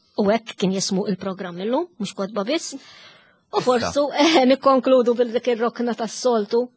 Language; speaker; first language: Maltese; native; Maltese